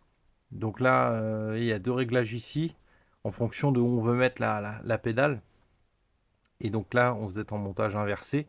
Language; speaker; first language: French; native; French